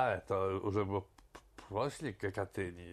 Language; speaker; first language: Russian; non-native, fluent; Polish